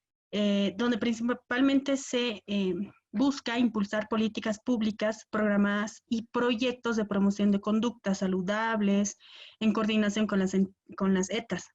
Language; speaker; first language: Spanish; native; Spanish